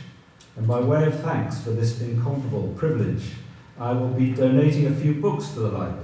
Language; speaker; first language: English; native; English